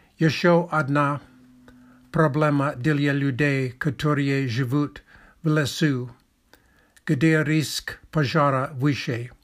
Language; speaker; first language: Russian; non-native, learner; English